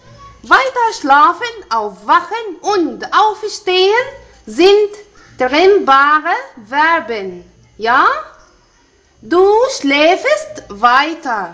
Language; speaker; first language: German; non-native, fluent; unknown